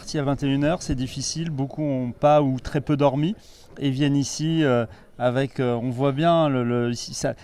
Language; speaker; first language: French; native; French